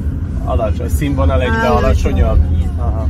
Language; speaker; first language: Hungarian; native; Hungarian